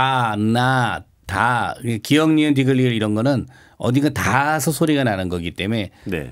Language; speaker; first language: Korean; native; Korean